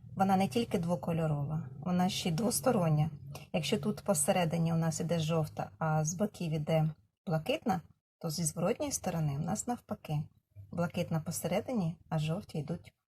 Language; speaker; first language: Ukrainian; non-native, local second language; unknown